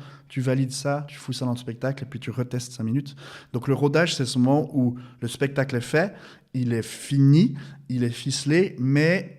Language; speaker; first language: French; native; French